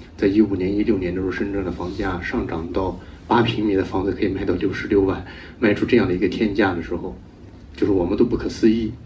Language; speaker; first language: Chinese; native; Chinese